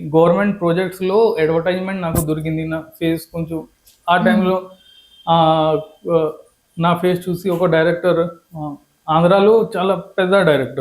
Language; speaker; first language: Telugu; non-native, fluent; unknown